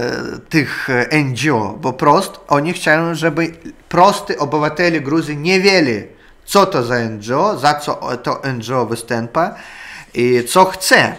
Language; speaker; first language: Polish; non-native, learner; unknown